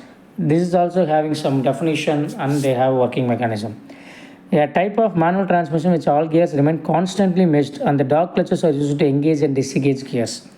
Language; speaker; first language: English; non-native, local second language; Tamil